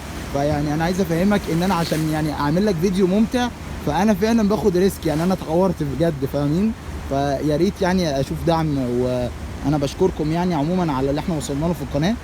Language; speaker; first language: Arabic; native; Arabic